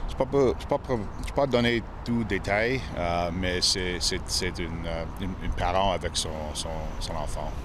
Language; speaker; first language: French; non-native, local second language; English